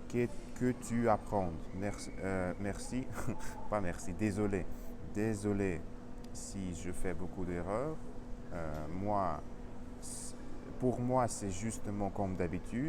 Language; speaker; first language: French; non-native, learner; Russian